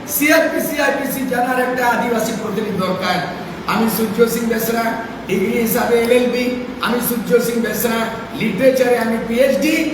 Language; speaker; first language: Bangla; non-native, local second language; Santali